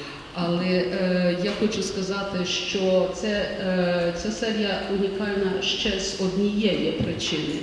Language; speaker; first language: Ukrainian; native; Ukrainian